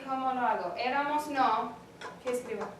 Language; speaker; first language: Spanish; non-native, fluent; English